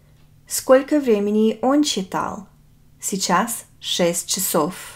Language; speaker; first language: Russian; non-native, fluent; English